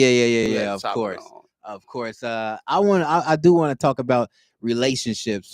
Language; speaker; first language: English; native; English